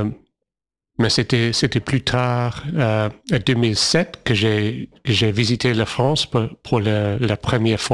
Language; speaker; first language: French; non-native, fluent; English